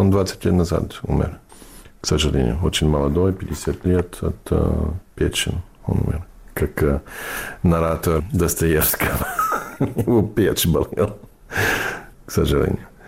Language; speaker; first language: Russian; non-native, fluent; English